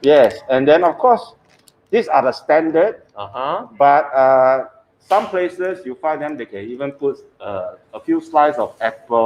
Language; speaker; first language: English; non-native, fluent; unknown